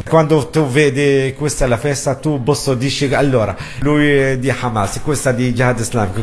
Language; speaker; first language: Italian; non-native, learner; Arabic